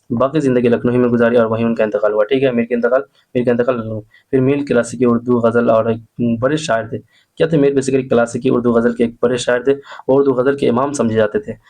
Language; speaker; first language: Urdu; native; Urdu